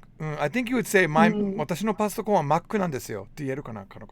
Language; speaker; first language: Japanese; non-native, fluent; English